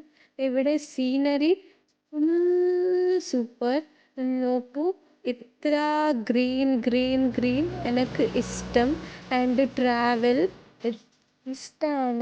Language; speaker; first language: Malayalam; non-native, learner; Kannada